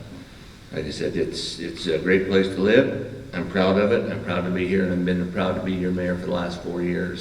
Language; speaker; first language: English; native; English